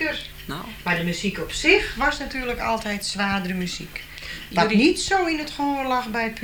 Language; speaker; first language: Dutch; native; Dutch